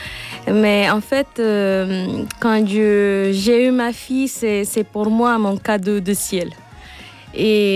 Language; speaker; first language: French; non-native, learner; Spanish